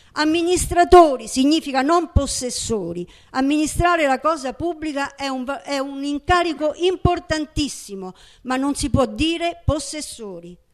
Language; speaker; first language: Italian; native; Italian